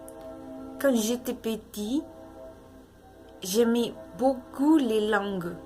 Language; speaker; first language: French; non-native, learner; Spanish